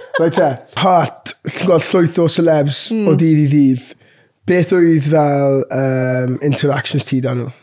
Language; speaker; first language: Welsh; non-native, local second language; English